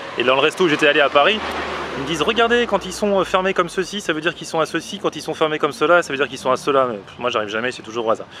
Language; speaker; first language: French; native; French